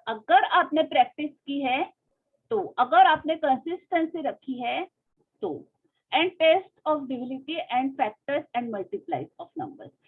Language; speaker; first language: Hindi; non-native, local second language; Marathi